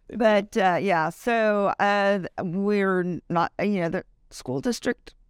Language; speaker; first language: English; native; English